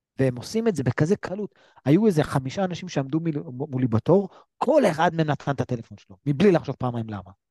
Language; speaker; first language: Hebrew; native; Hebrew